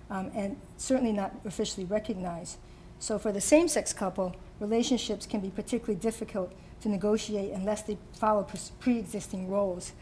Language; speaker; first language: English; native; English